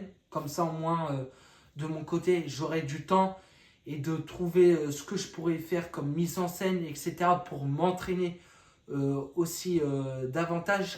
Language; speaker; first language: French; native; French